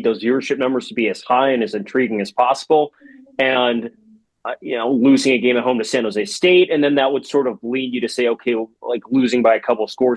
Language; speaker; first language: English; native; English